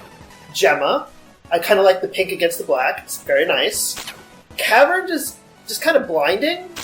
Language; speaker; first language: English; native; English